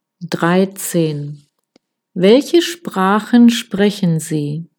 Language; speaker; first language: German; non-native, fluent; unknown